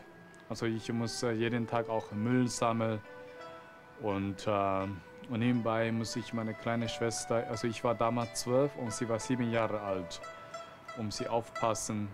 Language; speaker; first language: German; non-native, fluent; Chinese